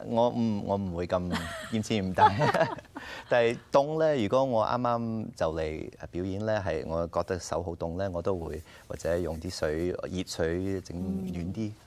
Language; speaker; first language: Cantonese; early bilingual, heritage; Cantonese